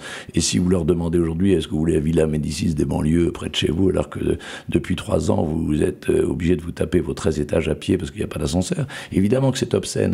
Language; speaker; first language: French; native; French